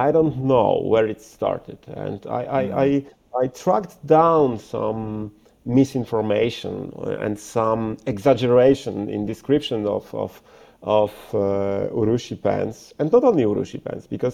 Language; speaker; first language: English; non-native, fluent; Polish